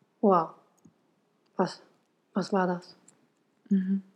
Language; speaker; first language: German; non-native, fluent; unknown